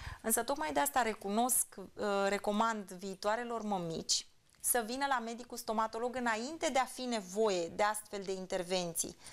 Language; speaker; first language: Romanian; native; Romanian